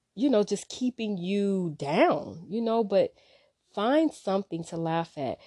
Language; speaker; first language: English; native; English